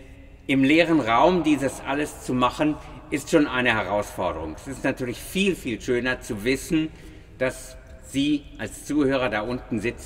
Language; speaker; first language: German; native; German